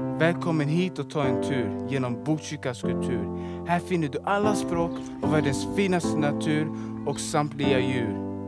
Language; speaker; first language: Swedish; early bilingual, other home language; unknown